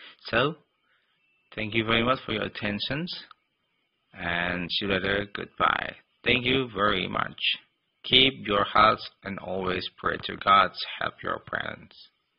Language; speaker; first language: English; non-native, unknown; Indonesian